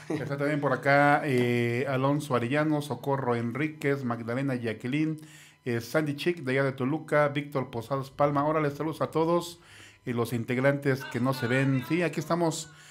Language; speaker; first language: Spanish; native; Spanish